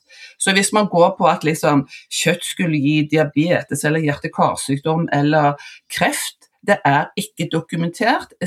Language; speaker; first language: Norwegian; native; Norwegian